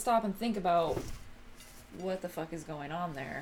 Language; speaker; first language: English; native; English